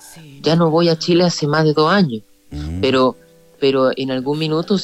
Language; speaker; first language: Spanish; native; Spanish